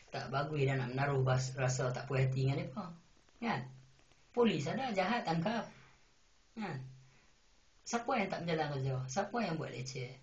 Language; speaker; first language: Malay; native; Malay